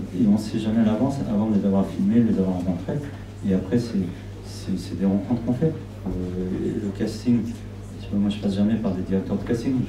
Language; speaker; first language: French; non-native, fluent; Spanish